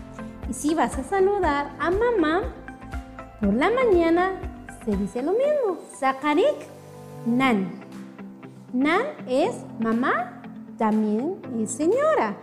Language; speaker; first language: Spanish; non-native, local second language; Kʼicheʼ